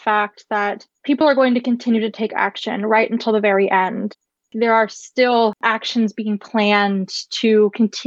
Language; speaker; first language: English; native; English